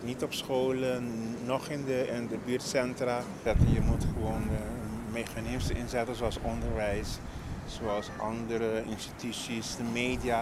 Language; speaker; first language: Dutch; non-native, local second language; Papiamento